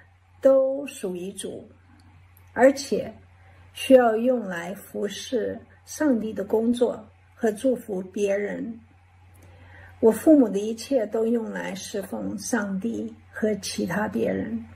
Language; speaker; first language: Chinese; early bilingual, heritage; English